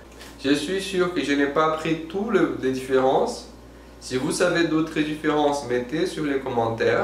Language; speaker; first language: French; non-native, fluent; Portuguese